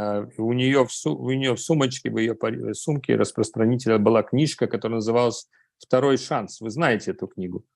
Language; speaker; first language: Russian; native; Russian